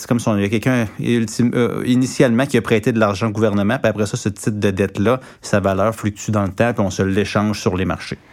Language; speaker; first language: French; native; French